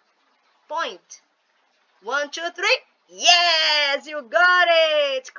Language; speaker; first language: English; non-native, fluent; Portuguese